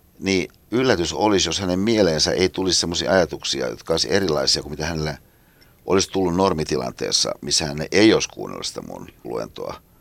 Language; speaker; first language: Finnish; native; Finnish